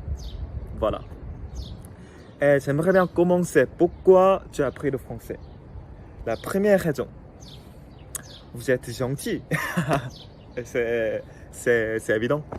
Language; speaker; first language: French; non-native, fluent; Korean